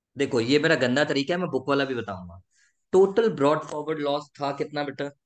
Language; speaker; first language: Hindi; native; Hindi